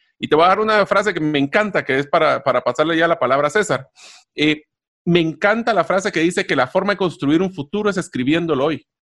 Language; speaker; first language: Spanish; native; Spanish